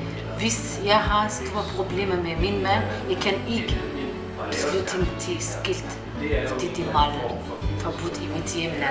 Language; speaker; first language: Danish; non-native, learner; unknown